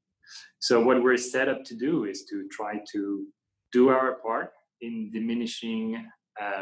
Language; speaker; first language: English; non-native, fluent; French